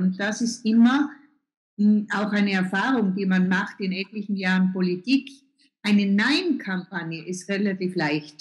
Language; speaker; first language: German; native; German